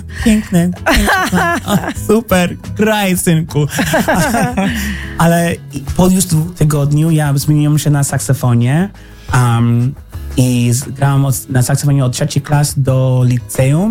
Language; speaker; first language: Polish; early bilingual, heritage; English